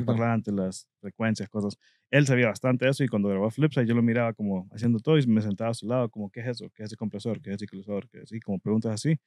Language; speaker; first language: Spanish; native; Spanish